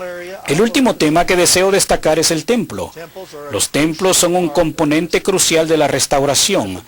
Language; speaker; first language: Spanish; native; Spanish